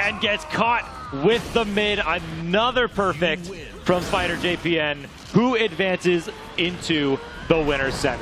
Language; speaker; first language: English; native; English